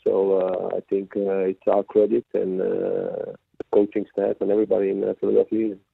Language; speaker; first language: English; non-native, fluent; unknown